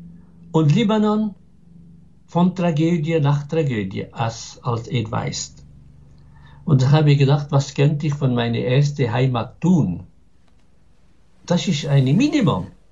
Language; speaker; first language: German; non-native, fluent; Arabic